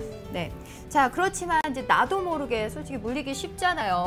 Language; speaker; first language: Korean; native; Korean